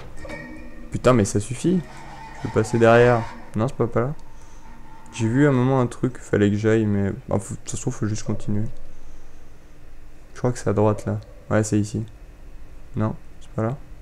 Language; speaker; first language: French; native; French